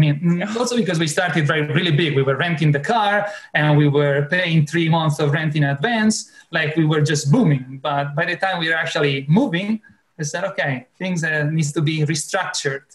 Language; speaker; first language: English; non-native, fluent; Italian